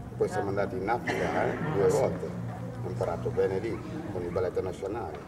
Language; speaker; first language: Italian; non-native, fluent; Wolof